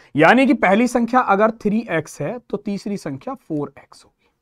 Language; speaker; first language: Hindi; native; Hindi